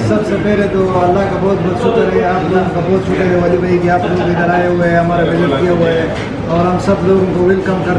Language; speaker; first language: Hindi; non-native, local second language; Pashto